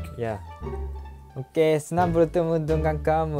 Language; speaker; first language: Indonesian; non-native, learner; Japanese